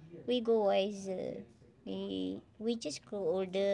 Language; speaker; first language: English; non-native, local second language; Malay